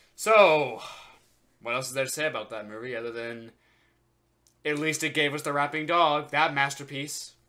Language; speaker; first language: English; native; English